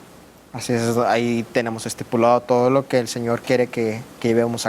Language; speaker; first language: Spanish; native; Spanish